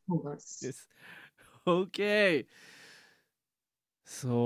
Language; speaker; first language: English; non-native, learner; Japanese